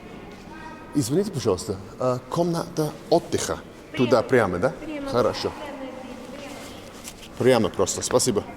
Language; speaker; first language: Russian; non-native, learner; English